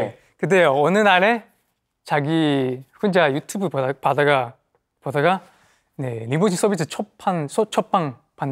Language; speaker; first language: Korean; non-native, fluent; Chinese